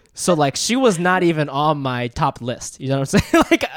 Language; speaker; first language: English; native; English